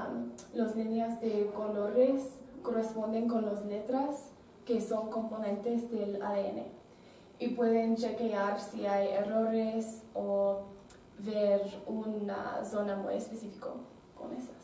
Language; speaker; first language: Spanish; non-native, learner; English